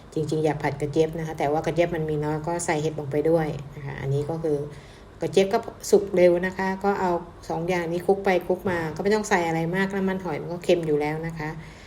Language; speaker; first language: Thai; native; Thai